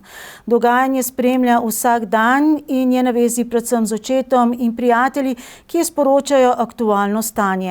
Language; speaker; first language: Slovenian; native; Slovenian